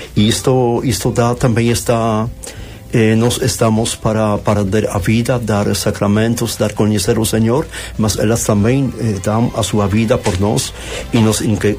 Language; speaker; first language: Portuguese; non-native, fluent; Polish